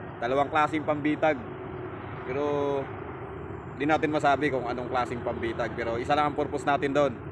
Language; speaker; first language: Filipino; non-native, local second language; Cebuano